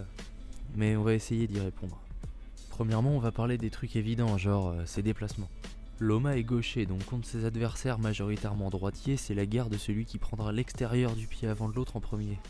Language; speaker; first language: French; native; French